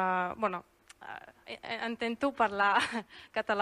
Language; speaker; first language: Catalan; non-native, learner; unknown